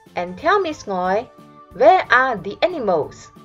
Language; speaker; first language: English; non-native, local second language; Chinese